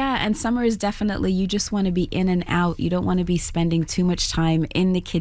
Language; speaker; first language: English; native; English